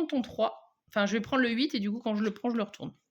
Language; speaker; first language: French; native; French